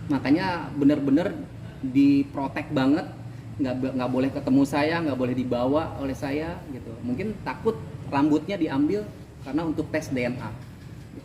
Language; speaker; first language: Indonesian; native; Indonesian